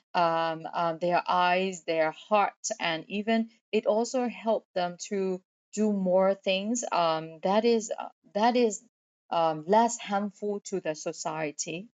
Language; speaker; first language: English; non-native, fluent; Burmese